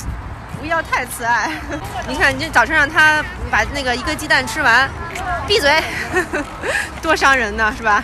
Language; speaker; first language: Chinese; native; Chinese